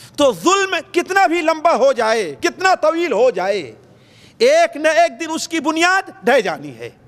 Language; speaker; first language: Urdu; native; Urdu